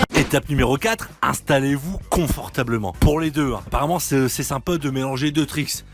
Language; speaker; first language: French; native; French